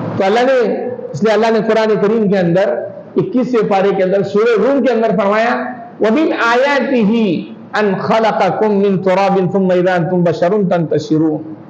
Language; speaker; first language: Urdu; native; Urdu